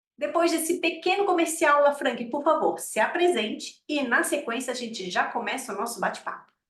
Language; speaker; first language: Portuguese; native; Portuguese